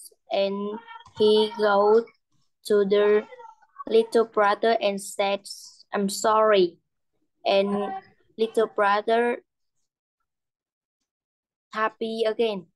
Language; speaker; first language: English; non-native, learner; Vietnamese